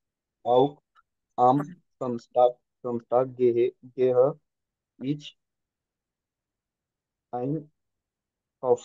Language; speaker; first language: German; non-native, learner; Marathi